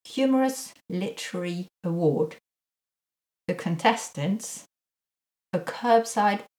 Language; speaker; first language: English; non-native, fluent; French